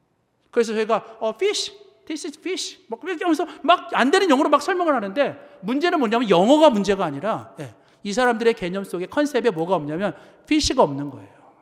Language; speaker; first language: Korean; native; Korean